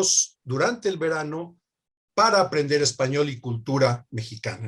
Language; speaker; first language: Spanish; native; Spanish